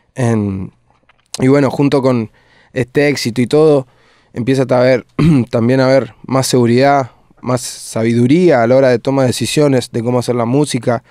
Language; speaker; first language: Spanish; native; Spanish